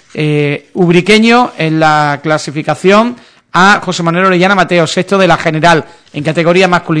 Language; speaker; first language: Spanish; native; Spanish